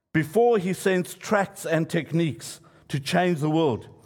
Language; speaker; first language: English; native; English